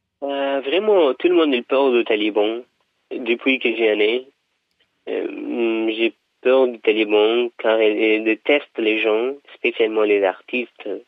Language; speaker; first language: French; non-native, learner; Persian